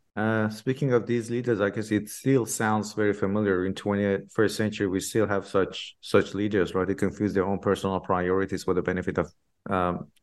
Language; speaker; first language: English; non-native, fluent; Persian